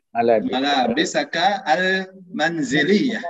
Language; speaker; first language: Arabic; non-native, fluent; Indonesian